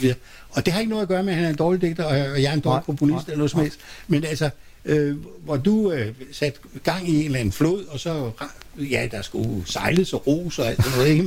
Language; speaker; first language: Danish; native; Danish